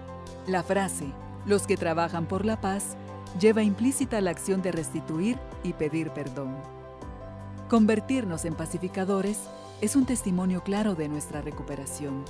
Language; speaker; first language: Spanish; native; Spanish